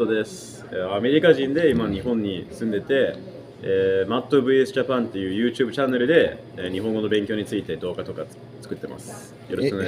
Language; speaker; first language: Japanese; non-native, fluent; English